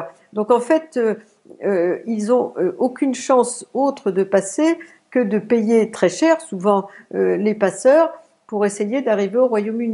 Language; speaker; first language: French; native; French